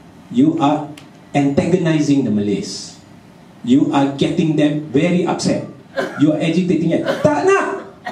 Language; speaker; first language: English; non-native, local second language; Malay